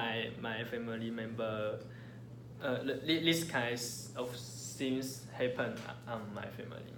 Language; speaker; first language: English; non-native, learner; Chinese